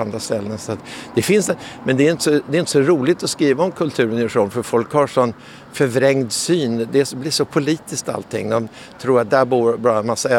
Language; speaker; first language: Swedish; native; Swedish